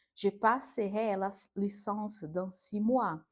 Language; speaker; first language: French; non-native, fluent; Portuguese